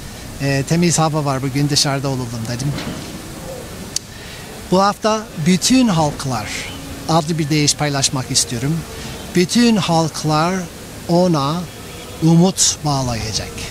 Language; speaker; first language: Turkish; non-native, fluent; English